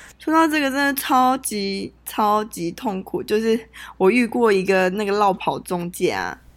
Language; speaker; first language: Chinese; native; Chinese